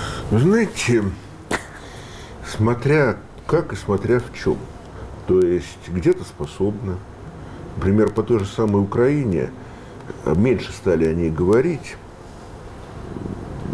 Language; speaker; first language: Russian; native; Russian